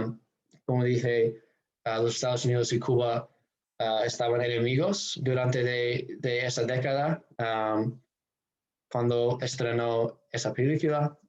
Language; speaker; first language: Spanish; non-native, fluent; English